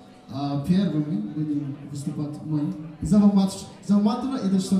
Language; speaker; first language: Russian; non-native, fluent; Malagasy